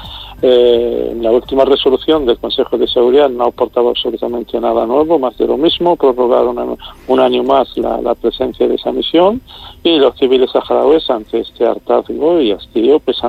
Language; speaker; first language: Spanish; non-native, local second language; Arabic